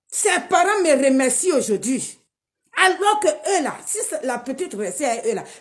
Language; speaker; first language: French; non-native, local second language; Dyula